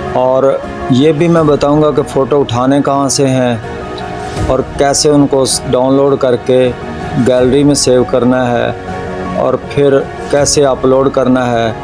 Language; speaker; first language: Urdu; native; Urdu